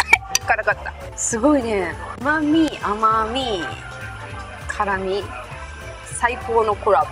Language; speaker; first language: Japanese; native; Japanese